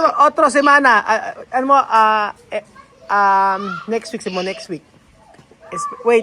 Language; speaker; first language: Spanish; non-native, learner; Filipino